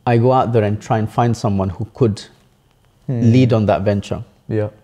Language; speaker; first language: English; early bilingual, other home language; Bangla